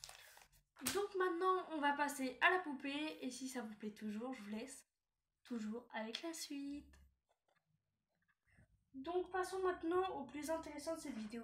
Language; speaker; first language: French; native; French